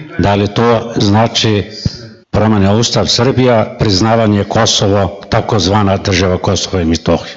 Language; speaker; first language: Serbian; non-native, fluent; Arabic